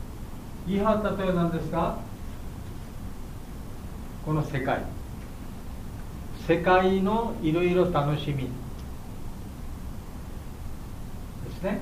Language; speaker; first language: Japanese; non-native, learner; Bangla